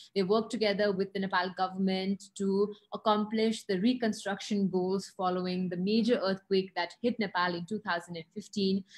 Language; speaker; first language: English; non-native, local second language; Nepali